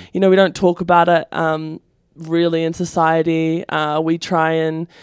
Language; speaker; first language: English; native; English